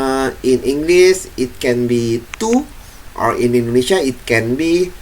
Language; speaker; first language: English; non-native, fluent; Indonesian